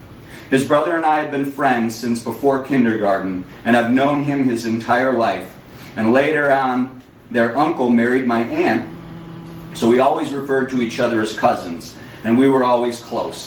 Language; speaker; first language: English; native; English